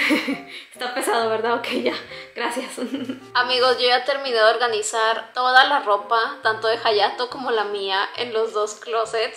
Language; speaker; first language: Spanish; native; Spanish